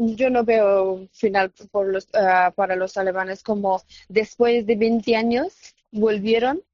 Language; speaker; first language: Spanish; non-native, fluent; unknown